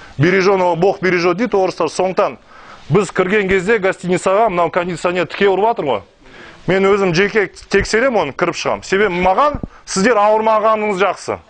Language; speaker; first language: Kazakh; non-native, local second language; Russian